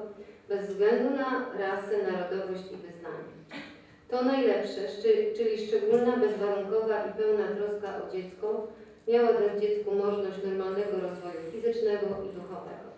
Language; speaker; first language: Polish; native; Polish